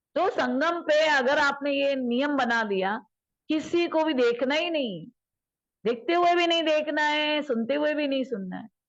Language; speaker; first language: Hindi; native; Hindi